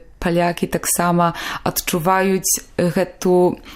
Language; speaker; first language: Polish; non-native, local second language; Belarusian